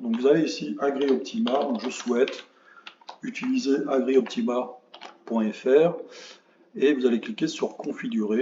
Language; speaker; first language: French; native; French